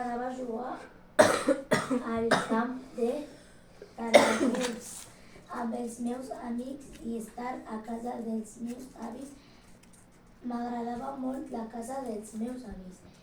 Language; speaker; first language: Catalan; non-native, learner; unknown